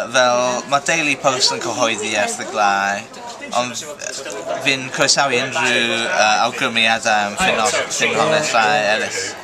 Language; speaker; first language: Welsh; non-native, local second language; English